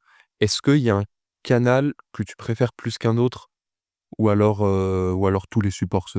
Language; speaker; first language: French; native; French